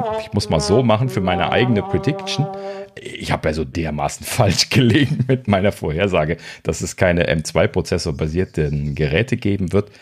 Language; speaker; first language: German; native; German